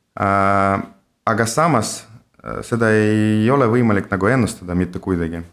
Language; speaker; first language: Estonian; non-native, local second language; Russian